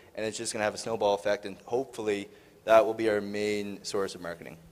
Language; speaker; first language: English; native; English